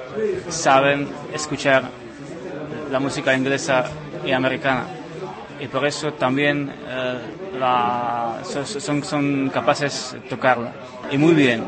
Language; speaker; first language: Spanish; non-native, fluent; Czech